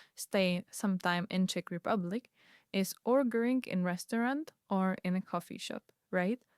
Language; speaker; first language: English; non-native, fluent; Czech